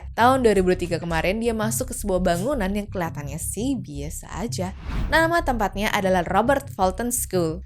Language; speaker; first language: Indonesian; native; Indonesian